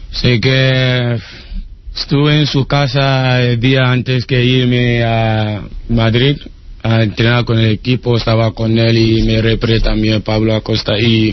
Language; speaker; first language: Spanish; non-native, learner; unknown